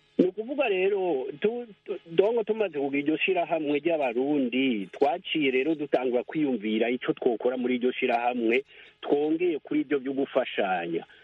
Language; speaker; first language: Rundi; native; Rundi